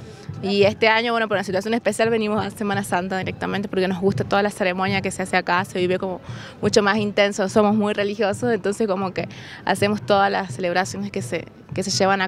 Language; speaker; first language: Spanish; native; Spanish